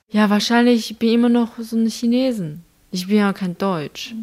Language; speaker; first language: German; non-native, fluent; Chinese